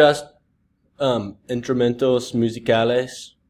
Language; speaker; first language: Spanish; non-native, learner; English